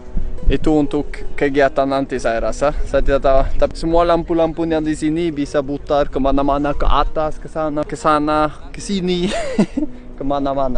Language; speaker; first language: Indonesian; non-native, learner; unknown